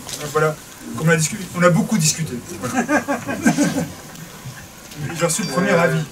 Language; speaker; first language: French; native; French